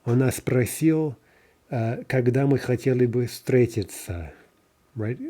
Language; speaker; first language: Russian; non-native, fluent; English